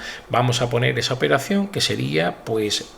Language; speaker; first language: Spanish; native; Spanish